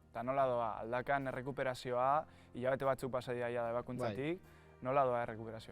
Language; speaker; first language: Basque; native; Basque